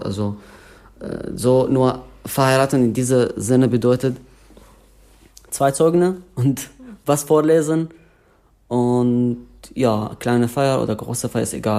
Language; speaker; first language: German; non-native, learner; Arabic